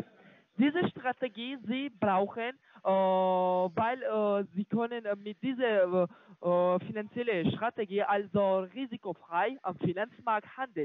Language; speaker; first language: German; non-native, learner; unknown